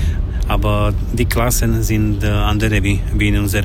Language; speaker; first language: German; non-native, learner; Slovak